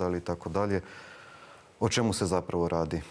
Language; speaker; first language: Croatian; native; Croatian